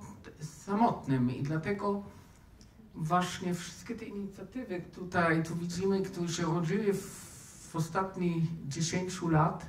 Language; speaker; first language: Polish; non-native, fluent; German